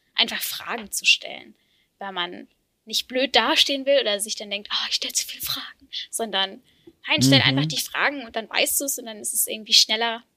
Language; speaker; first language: German; native; German